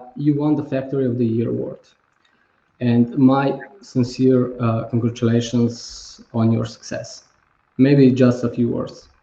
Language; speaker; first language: English; non-native, fluent; Slovenian